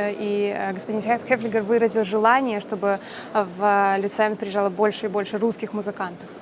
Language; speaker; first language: Russian; native; Russian